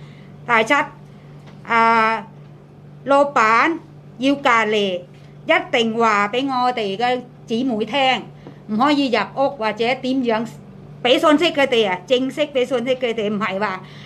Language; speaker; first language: Cantonese; non-native, fluent; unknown